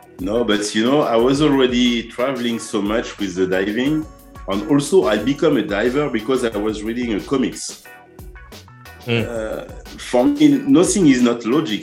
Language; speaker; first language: English; non-native, learner; French